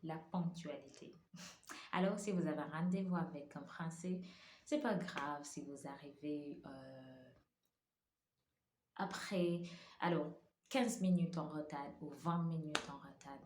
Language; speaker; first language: French; non-native, learner; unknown